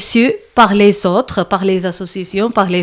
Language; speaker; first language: French; non-native, learner; Malayalam